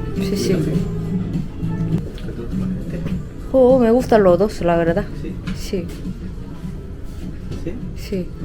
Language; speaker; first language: Spanish; non-native, learner; Korean